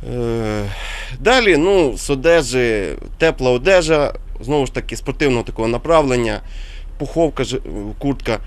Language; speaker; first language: Ukrainian; native; Ukrainian